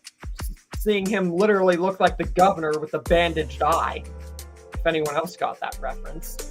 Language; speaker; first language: English; native; English